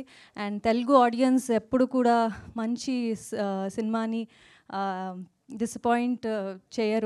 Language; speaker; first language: Telugu; non-native, local second language; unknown